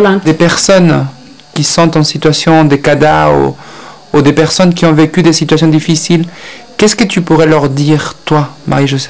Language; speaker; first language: French; native; French